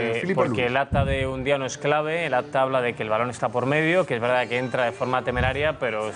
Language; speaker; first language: Spanish; native; Spanish